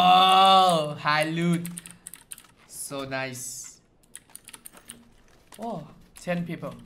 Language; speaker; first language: English; non-native, learner; Thai